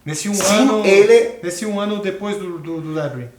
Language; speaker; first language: Portuguese; native; Portuguese